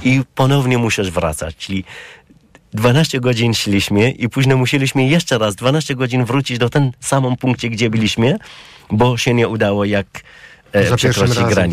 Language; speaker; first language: Polish; non-native, learner; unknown